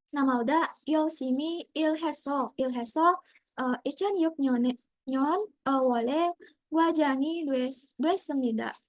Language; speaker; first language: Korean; non-native, learner; Indonesian